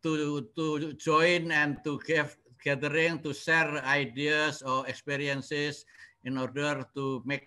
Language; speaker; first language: English; non-native, learner; Indonesian